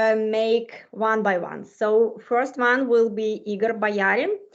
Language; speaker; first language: English; non-native, fluent; Ukrainian